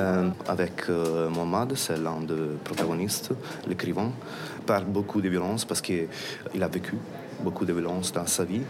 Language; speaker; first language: French; non-native, fluent; Italian